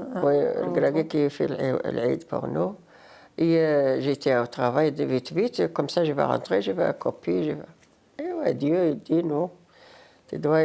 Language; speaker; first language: French; non-native, learner; Arabic